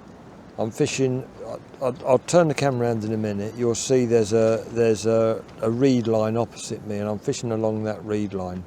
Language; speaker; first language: English; native; English